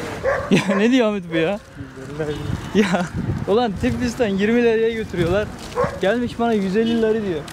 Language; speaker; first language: Turkish; native; Turkish